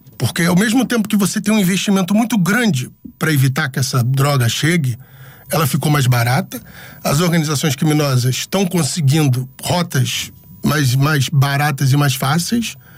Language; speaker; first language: Portuguese; native; Portuguese